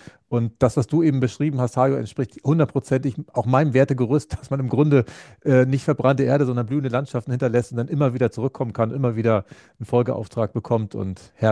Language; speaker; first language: German; native; German